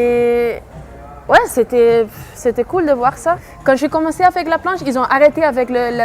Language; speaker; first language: French; non-native, fluent; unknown